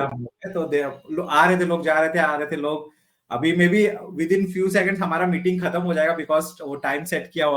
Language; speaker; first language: Hindi; native; Hindi